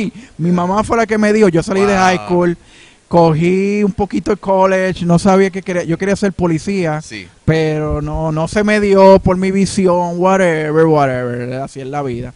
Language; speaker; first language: Spanish; native; Spanish